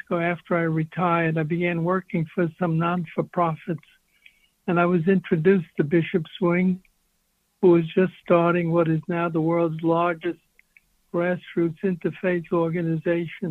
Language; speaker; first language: English; native; English